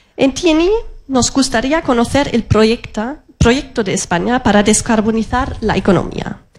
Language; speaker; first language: Spanish; non-native, fluent; German